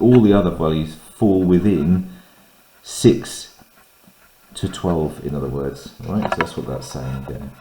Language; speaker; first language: English; native; English